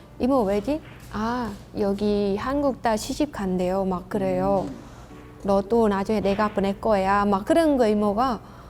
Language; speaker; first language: Korean; non-native, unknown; Khmer